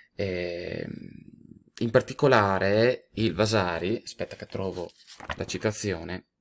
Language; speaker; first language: Italian; native; Italian